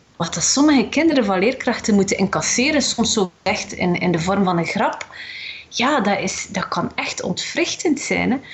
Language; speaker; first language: Dutch; early bilingual, other home language; Arabic